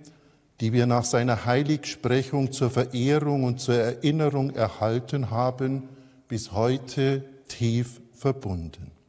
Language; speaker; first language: German; native; German